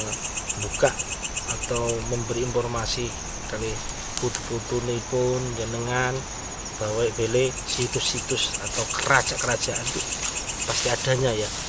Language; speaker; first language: Indonesian; non-native, local second language; Javanese